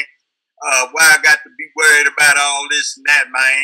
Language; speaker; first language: English; native; English